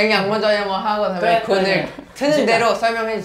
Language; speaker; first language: Korean; non-native, fluent; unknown